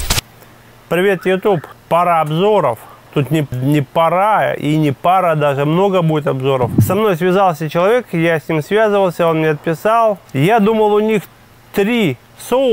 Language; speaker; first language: Russian; native; Russian